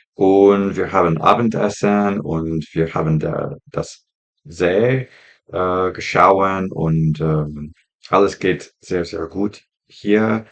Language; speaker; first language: German; non-native, learner; English